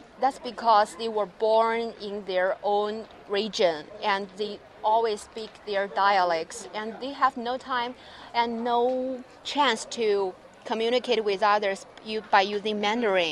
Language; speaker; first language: English; non-native, learner; Chinese